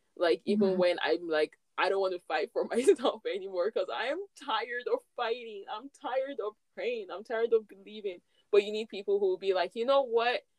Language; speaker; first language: English; non-native, local second language; Yoruba